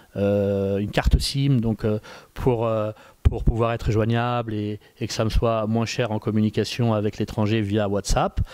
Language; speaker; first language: French; native; French